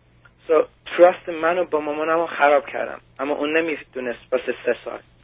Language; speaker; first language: Persian; early bilingual, heritage; Persian